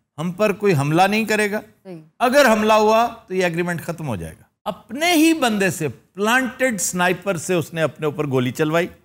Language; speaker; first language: Urdu; non-native, local second language; Punjabi